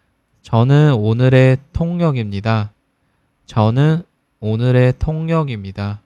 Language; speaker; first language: Korean; non-native, fluent; Chinese